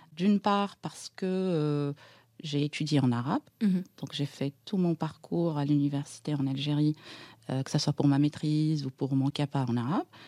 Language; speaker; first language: French; non-native, local second language; Arabic